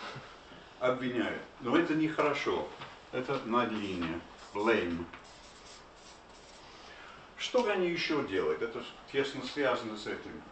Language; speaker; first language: Russian; non-native, fluent; English